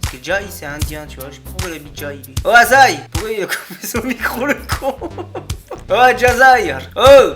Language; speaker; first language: French; native; French